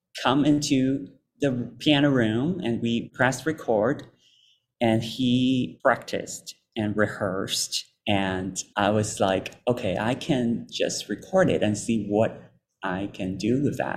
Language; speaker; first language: English; non-native, local second language; Cantonese